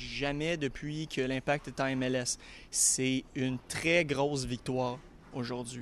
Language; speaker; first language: French; native; French